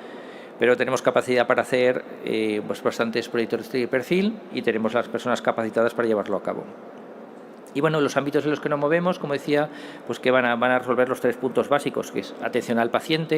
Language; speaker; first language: Spanish; native; Spanish